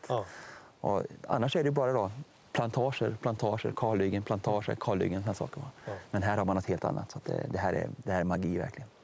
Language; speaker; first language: Swedish; native; Swedish